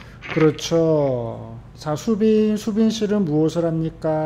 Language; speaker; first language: Korean; native; Korean